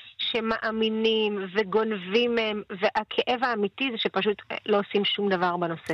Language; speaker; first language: Hebrew; early bilingual, other home language; Russian